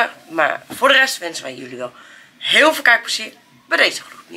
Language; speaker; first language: Dutch; native; Dutch